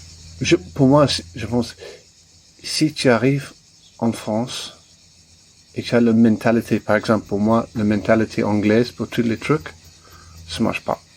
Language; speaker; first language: French; non-native, learner; English